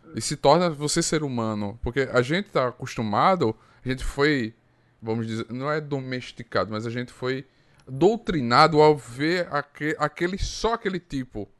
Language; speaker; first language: Portuguese; native; Portuguese